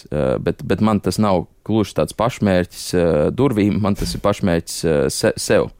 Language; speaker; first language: Latvian; native; Latvian